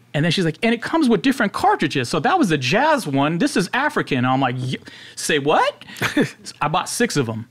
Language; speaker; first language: English; native; English